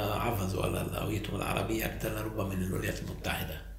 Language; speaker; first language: Arabic; early bilingual, other home language; Italian